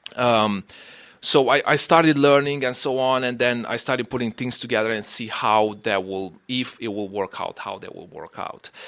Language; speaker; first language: English; non-native, fluent; Romanian